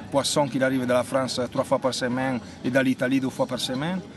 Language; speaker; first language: French; non-native, fluent; Italian